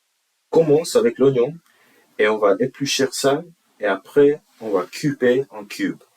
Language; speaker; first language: French; non-native, learner; English